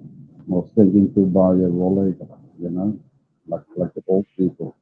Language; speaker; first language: English; non-native, learner; Dutch